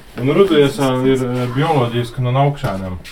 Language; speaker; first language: Latvian; non-native, learner; Polish